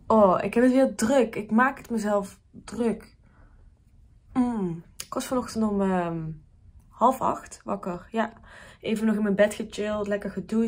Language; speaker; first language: Dutch; native; Dutch